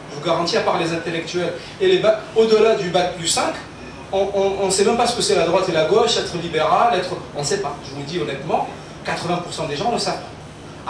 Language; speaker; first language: French; early bilingual, other home language; Arabic